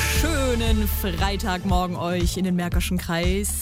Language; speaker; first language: German; native; German